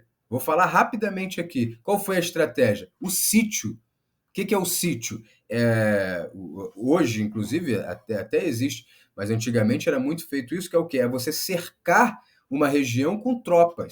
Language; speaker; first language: Portuguese; native; Portuguese